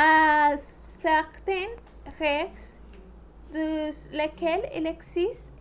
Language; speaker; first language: French; non-native, learner; Spanish